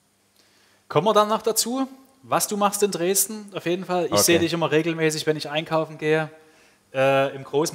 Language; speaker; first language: German; native; German